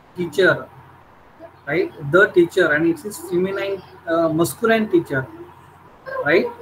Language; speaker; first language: English; non-native, local second language; Marathi